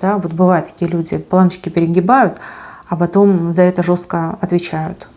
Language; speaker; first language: Russian; native; Russian